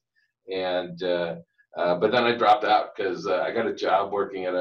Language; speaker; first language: English; native; English